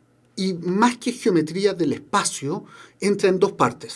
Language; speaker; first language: Spanish; native; Spanish